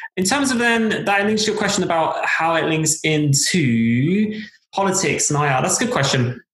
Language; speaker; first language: English; native; English